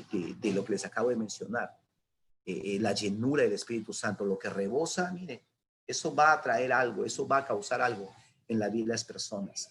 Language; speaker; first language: Spanish; native; Spanish